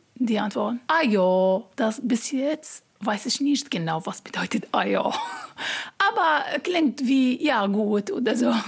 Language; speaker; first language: German; non-native, learner; Arabic